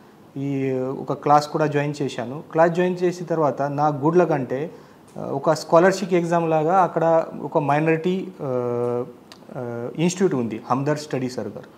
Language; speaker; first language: Telugu; non-native, learner; Marathi